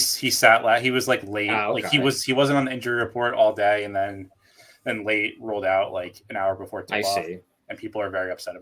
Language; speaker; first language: English; native; English